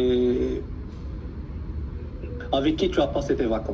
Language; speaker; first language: French; early bilingual, heritage; Arabic